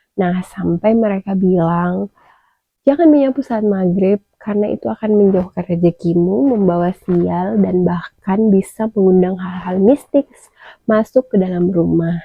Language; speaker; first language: Indonesian; native; Indonesian